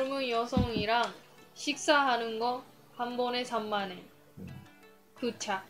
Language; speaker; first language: Korean; non-native, fluent; Japanese